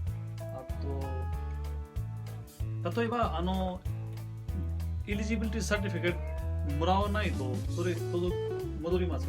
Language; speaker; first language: Japanese; non-native, fluent; Hindi